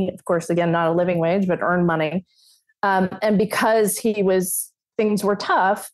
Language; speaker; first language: English; native; English